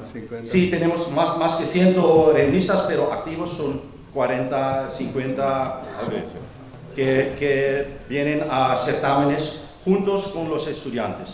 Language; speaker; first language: Spanish; non-native, fluent; Dutch